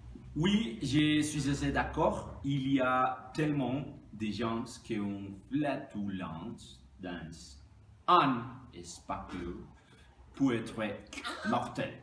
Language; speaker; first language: French; non-native, learner; Spanish